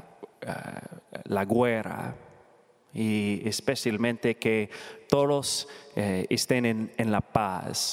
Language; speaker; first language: Spanish; non-native, learner; English